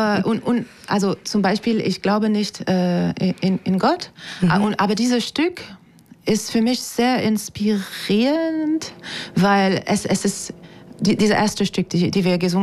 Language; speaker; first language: German; non-native, fluent; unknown